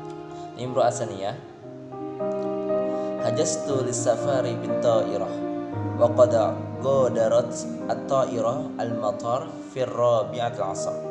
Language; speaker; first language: Arabic; non-native, learner; Indonesian